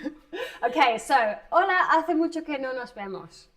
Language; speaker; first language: Spanish; non-native, fluent; English